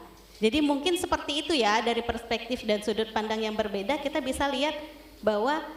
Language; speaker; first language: Indonesian; native; Indonesian